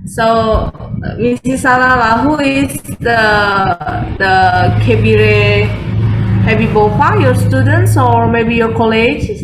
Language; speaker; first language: English; non-native, fluent; Indonesian